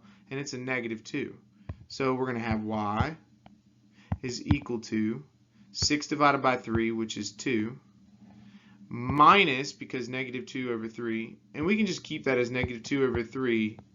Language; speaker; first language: English; native; English